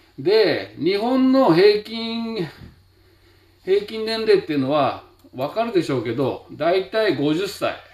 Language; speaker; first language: Japanese; native; Japanese